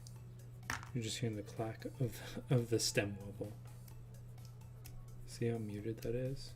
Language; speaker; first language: English; native; English